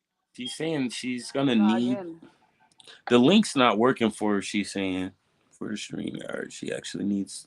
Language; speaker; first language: English; native; English